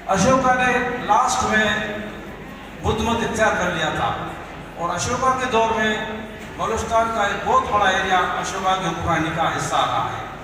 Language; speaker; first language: Urdu; non-native, local second language; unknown